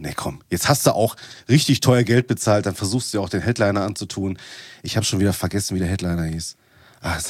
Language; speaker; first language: German; native; German